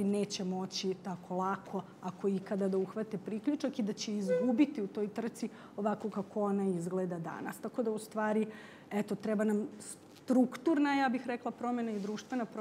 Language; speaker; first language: Bosnian; native; Bosnian